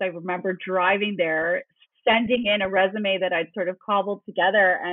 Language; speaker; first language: English; native; English